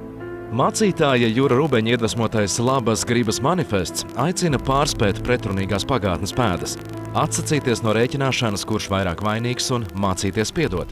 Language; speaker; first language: Latvian; native; Latvian